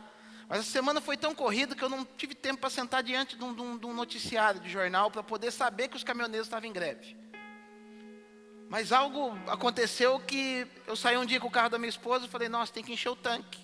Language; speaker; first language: Portuguese; native; Portuguese